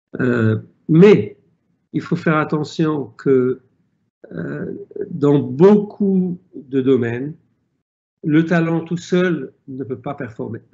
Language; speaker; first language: French; non-native, local second language; Arabic